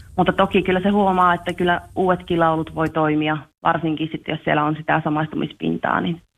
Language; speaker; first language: Finnish; native; Finnish